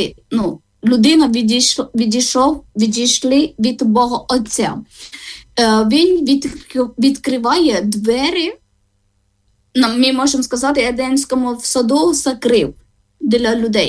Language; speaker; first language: Ukrainian; non-native, learner; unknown